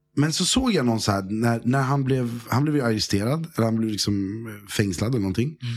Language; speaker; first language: Swedish; early bilingual, other home language; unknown